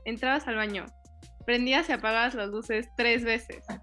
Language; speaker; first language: Spanish; early bilingual, heritage; Spanish